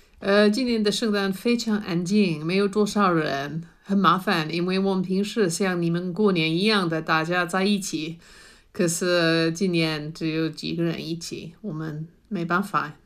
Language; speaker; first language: Chinese; non-native, fluent; English